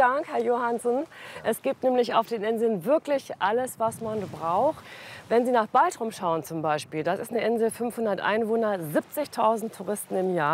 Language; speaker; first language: German; native; German